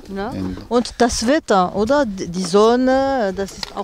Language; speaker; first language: German; non-native, fluent; French